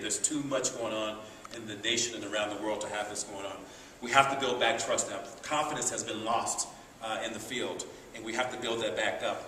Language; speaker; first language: English; native; English